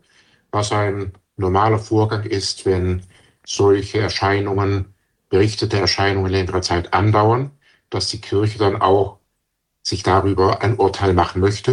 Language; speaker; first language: German; native; German